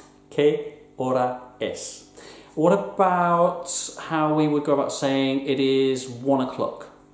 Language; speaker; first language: English; native; English